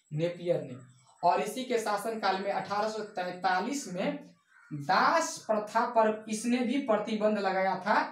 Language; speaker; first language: Hindi; native; Hindi